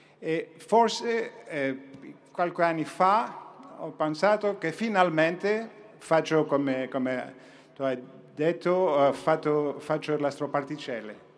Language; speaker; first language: Italian; non-native, learner; Greek